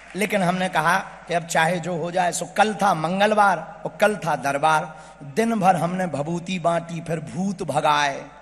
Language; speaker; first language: Hindi; native; Hindi